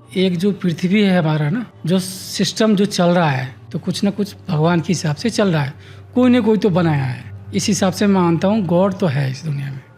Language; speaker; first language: Hindi; non-native, local second language; Bhojpuri